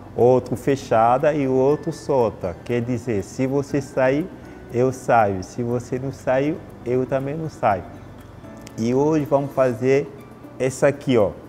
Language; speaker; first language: Portuguese; non-native, fluent; Lingala